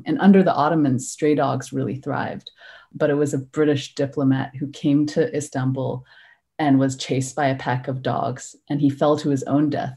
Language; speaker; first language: English; non-native, local second language; Cantonese